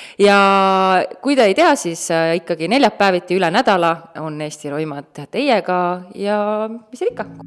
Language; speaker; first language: Estonian; native; Estonian